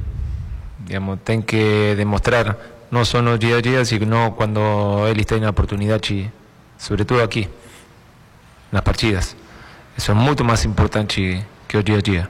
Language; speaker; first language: Portuguese; non-native, fluent; Spanish